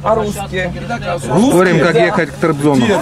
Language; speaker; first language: Russian; native; Russian